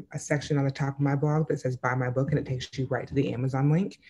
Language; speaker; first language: English; native; English